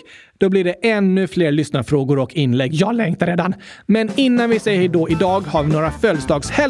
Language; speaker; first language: Swedish; native; Swedish